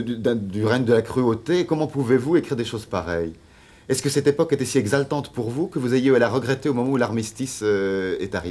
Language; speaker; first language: French; native; French